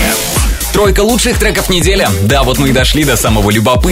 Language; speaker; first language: Russian; native; Russian